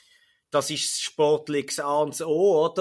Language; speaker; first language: German; native; German